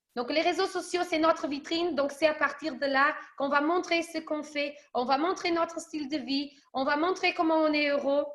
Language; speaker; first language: French; early bilingual, other home language; Portuguese